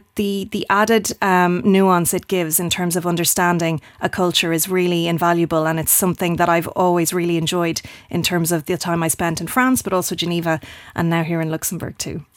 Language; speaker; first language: English; native; English